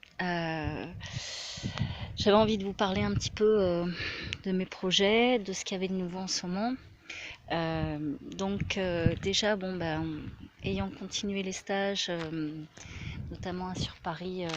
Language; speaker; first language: French; native; French